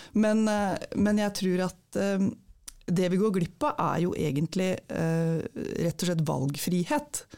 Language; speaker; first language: Norwegian; native; Norwegian